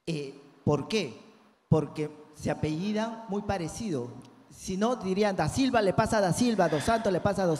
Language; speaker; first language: Spanish; native; Spanish